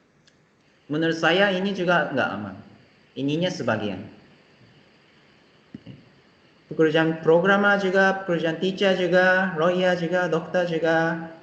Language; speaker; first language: Indonesian; non-native, fluent; Japanese